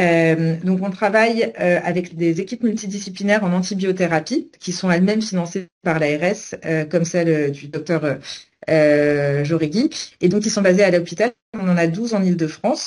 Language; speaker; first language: French; native; French